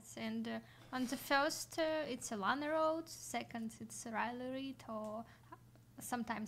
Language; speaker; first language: English; non-native, learner; Russian